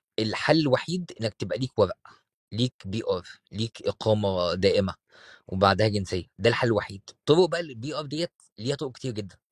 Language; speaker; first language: Arabic; native; Arabic